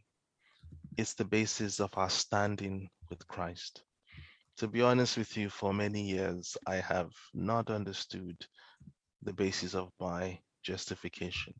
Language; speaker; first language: English; non-native, local second language; Yoruba